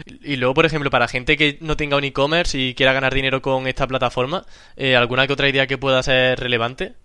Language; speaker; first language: Spanish; native; Spanish